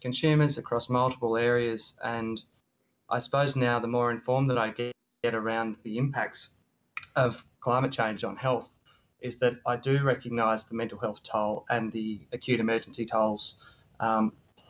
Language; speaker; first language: English; native; English